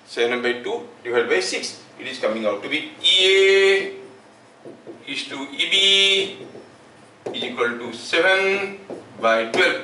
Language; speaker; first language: English; non-native, local second language; Hindi